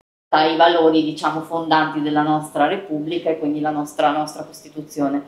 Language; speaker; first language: Italian; native; Italian